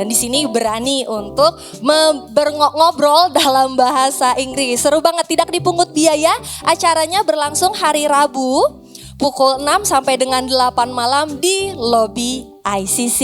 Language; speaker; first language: Indonesian; native; Indonesian